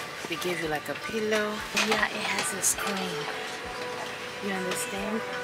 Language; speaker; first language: English; native; English